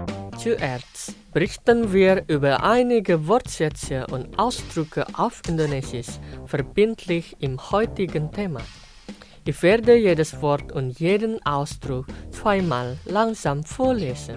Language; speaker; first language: German; non-native, fluent; Indonesian